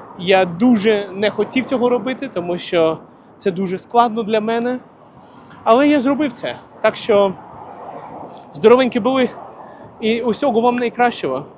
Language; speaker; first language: Ukrainian; non-native, local second language; Russian